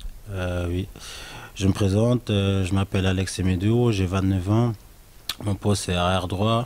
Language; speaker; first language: French; non-native, local second language; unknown